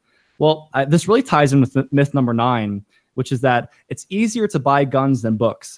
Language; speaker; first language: English; native; English